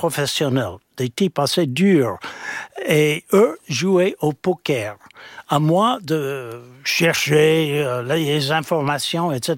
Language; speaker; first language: French; non-native, fluent; English